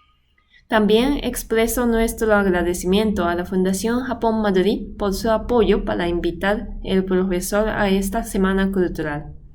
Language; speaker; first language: Spanish; non-native, fluent; Japanese